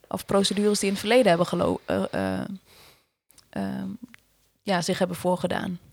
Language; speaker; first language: Dutch; native; Dutch